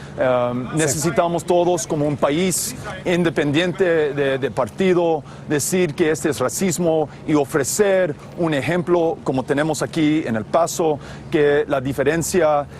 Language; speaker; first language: Spanish; non-native, fluent; English